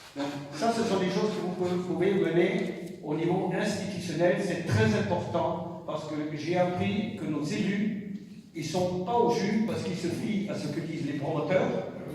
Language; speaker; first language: French; non-native, fluent; German